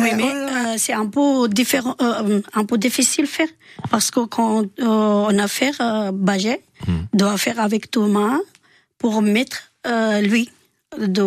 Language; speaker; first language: French; non-native, learner; Georgian